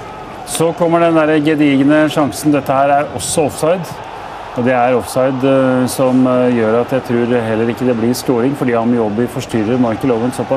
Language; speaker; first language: Norwegian; native; Norwegian